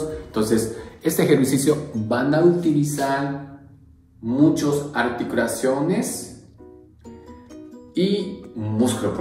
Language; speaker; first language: Spanish; non-native, learner; Japanese